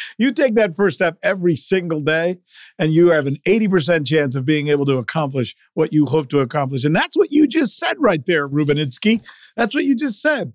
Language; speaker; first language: English; early bilingual, other home language; Spanish